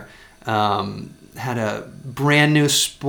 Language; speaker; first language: English; native; English